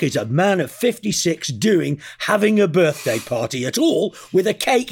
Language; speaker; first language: English; native; English